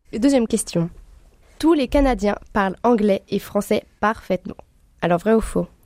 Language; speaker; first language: French; native; French